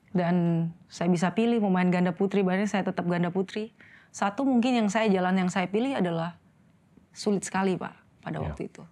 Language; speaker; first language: Indonesian; native; Indonesian